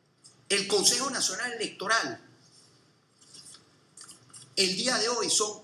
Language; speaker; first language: Spanish; native; Spanish